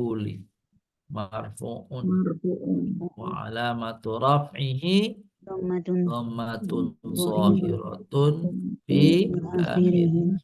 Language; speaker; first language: Arabic; non-native, fluent; Indonesian